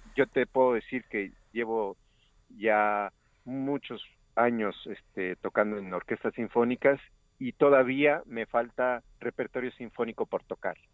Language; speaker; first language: Spanish; native; Spanish